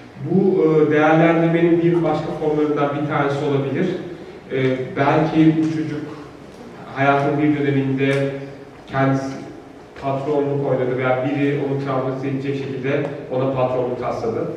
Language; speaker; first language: Turkish; native; Turkish